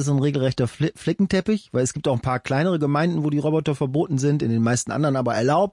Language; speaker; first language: German; native; German